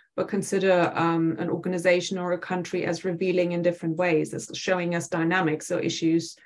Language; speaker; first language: English; non-native, fluent; German